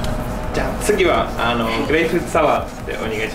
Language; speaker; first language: Japanese; non-native, fluent; English